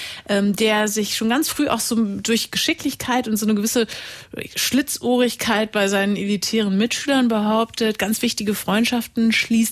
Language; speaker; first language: German; native; German